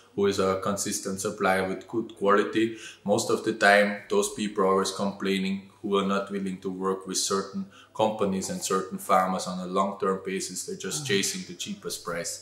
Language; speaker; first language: English; non-native, fluent; German